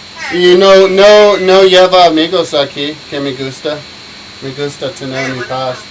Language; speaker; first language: Spanish; non-native, learner; English